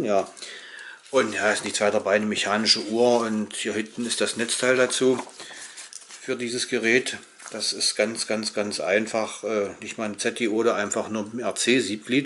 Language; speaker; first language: German; native; German